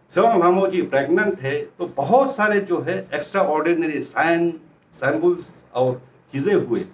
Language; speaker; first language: Hindi; native; Hindi